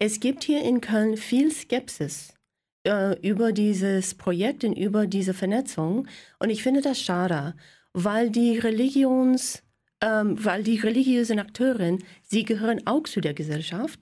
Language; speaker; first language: German; non-native, fluent; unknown